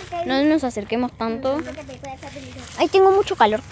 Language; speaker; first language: Spanish; native; Spanish